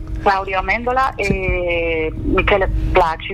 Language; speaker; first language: Italian; non-native, fluent; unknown